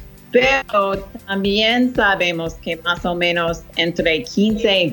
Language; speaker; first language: Spanish; non-native, fluent; English